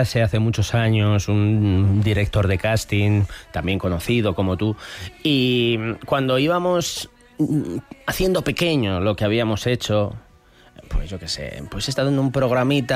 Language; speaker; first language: Spanish; native; Spanish